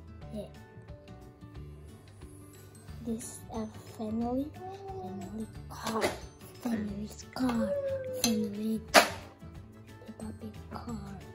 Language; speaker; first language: English; early bilingual, other home language; Indonesian